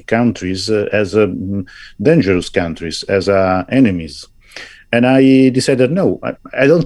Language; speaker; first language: English; non-native, fluent; Italian